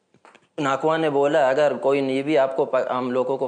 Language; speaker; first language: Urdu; non-native, learner; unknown